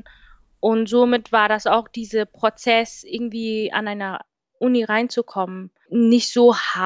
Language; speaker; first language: German; non-native, fluent; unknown